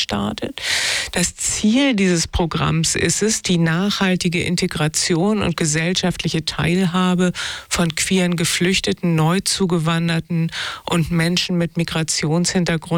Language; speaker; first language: German; native; German